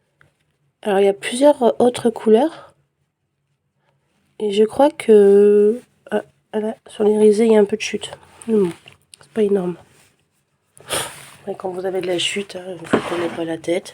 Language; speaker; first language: French; native; French